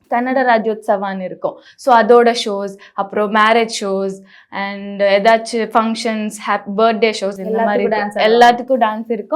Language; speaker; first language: Tamil; non-native, local second language; Bangla